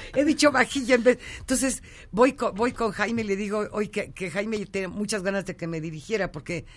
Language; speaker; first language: Spanish; native; Spanish